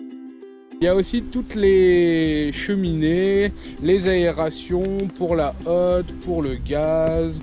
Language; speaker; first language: French; native; French